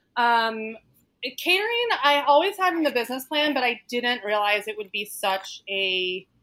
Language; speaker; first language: English; native; English